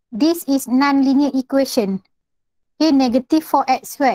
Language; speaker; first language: English; non-native, local second language; Malay